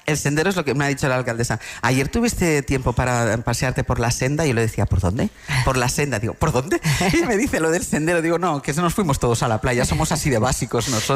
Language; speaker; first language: Spanish; native; Spanish